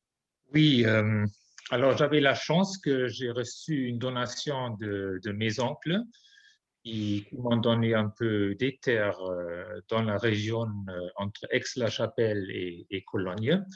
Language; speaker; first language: French; non-native, fluent; German